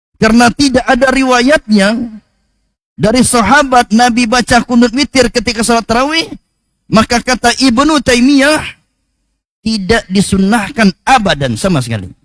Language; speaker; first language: Malay; native; Malay